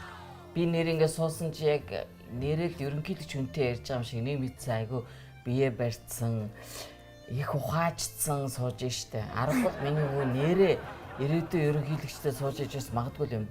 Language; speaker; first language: Mongolian; native; Mongolian